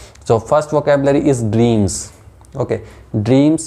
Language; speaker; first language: English; non-native, local second language; Hindi